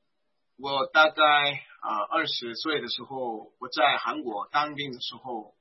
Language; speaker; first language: Chinese; non-native, fluent; Korean